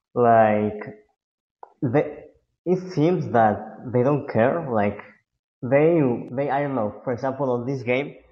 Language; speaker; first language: English; non-native, fluent; Spanish